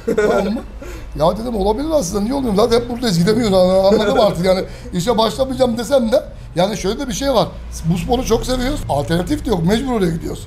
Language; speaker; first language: Turkish; early bilingual, heritage; Turkish